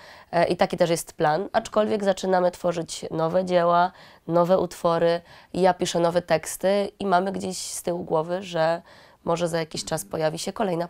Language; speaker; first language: Polish; native; Polish